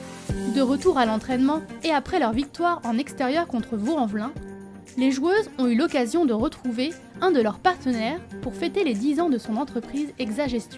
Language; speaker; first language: French; native; French